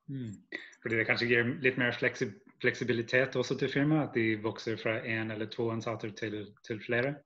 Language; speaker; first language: Norwegian; non-native, fluent; English